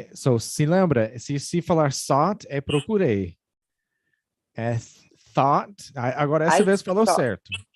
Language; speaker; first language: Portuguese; non-native, fluent; English